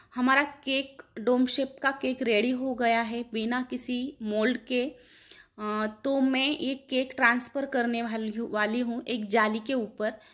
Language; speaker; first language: Hindi; non-native, local second language; Marathi